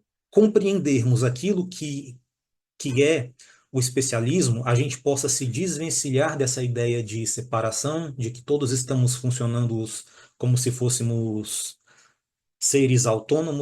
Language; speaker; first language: Portuguese; native; Portuguese